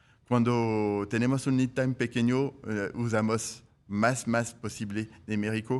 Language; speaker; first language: Spanish; non-native, fluent; French